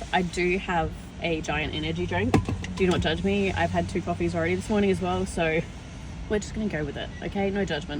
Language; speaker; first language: English; native; English